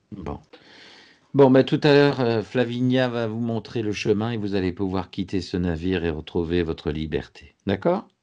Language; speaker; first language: French; native; French